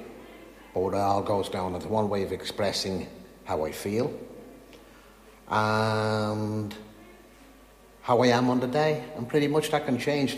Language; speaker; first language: English; native; English